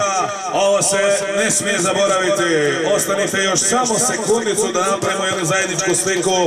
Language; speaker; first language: Serbian; native; Serbian